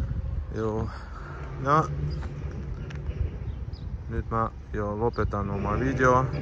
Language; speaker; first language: Finnish; non-native, learner; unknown